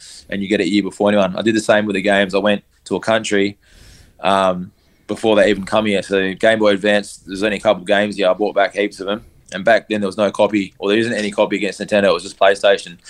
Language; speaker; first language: English; native; English